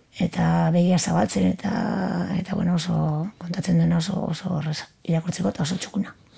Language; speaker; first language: Basque; native; Basque